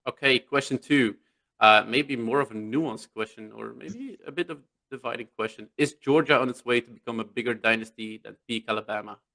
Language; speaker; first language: English; non-native, fluent; Dutch